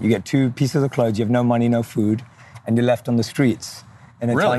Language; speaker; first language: English; native; English